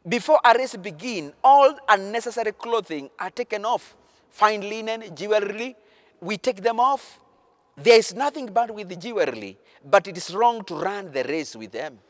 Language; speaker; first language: English; non-native, local second language; Swahili